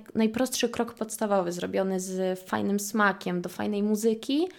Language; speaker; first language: Polish; native; Polish